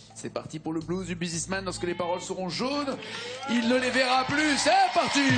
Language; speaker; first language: French; native; French